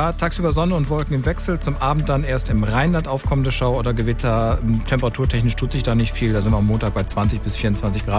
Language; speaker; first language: German; native; German